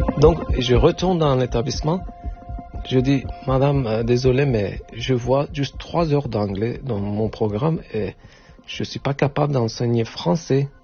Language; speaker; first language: French; non-native, learner; Turkish